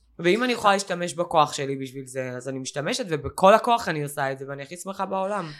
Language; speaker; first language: Hebrew; native; Hebrew